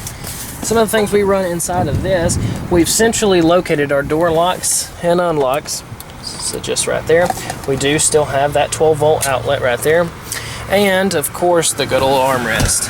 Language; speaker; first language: English; native; English